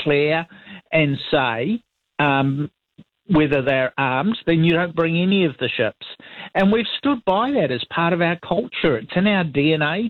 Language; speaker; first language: English; native; English